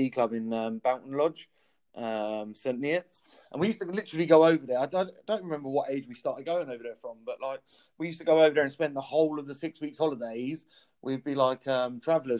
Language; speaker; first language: English; native; English